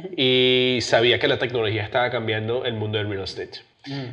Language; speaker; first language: Spanish; early bilingual, heritage; Spanish